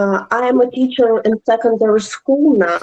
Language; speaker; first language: English; non-native, learner; Ukrainian